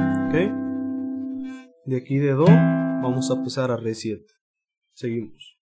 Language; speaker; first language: Spanish; native; Spanish